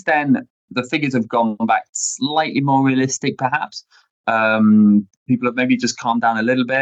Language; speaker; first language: English; native; English